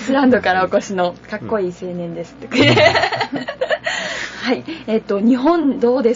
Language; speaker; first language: Japanese; native; Japanese